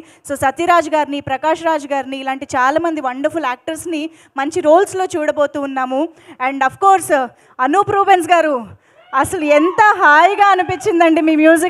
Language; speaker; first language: Telugu; native; Telugu